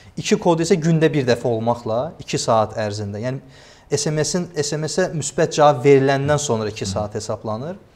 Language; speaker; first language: Azerbaijani; native; Azerbaijani